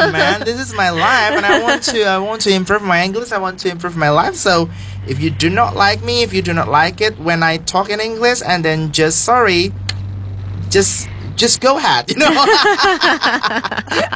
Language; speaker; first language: English; non-native, fluent; Indonesian